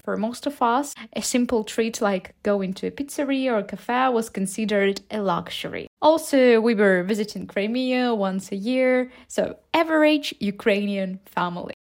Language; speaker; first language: English; non-native, fluent; Ukrainian